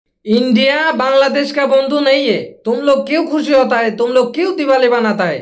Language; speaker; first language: Hindi; non-native, learner; Bangla